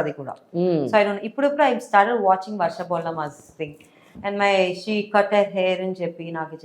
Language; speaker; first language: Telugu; non-native, learner; Tamil